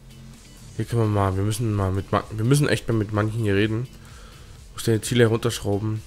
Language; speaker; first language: German; native; German